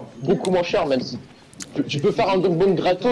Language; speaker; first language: French; native; French